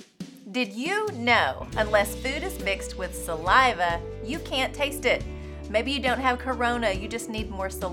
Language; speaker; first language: English; native; English